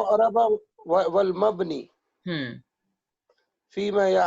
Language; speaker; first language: Arabic; non-native, learner; Urdu